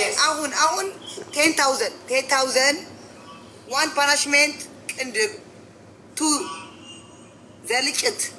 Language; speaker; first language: English; non-native, learner; Amharic